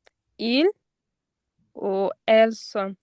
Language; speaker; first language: French; non-native, learner; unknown